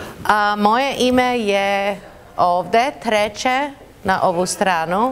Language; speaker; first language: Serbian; early bilingual, heritage; Serbian